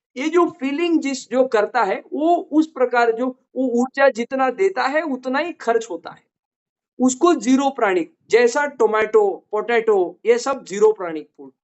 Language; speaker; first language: Hindi; non-native, local second language; Marathi